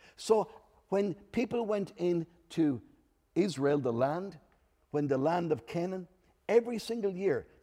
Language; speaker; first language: English; native; English